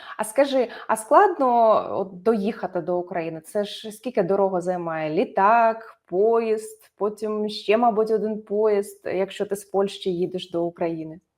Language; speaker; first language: Ukrainian; native; Ukrainian